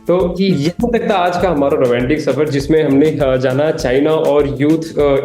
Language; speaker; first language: Hindi; native; Hindi